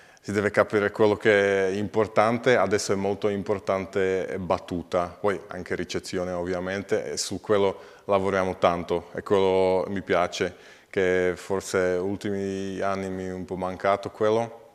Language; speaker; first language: Italian; non-native, learner; Slovak